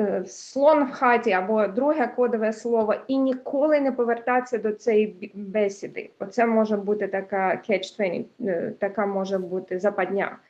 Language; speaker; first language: Ukrainian; early bilingual, heritage; Ukrainian